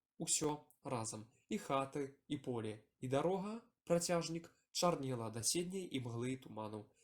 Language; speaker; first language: Belarusian; non-native, local second language; Russian